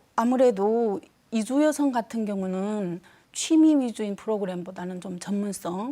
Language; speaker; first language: Korean; non-native, fluent; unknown